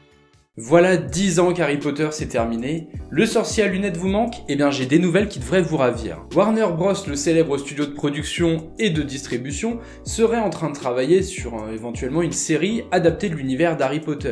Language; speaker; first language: French; native; French